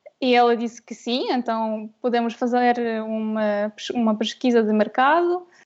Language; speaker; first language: Portuguese; non-native, fluent; Polish